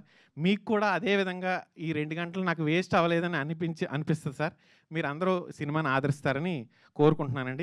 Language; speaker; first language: Telugu; native; Telugu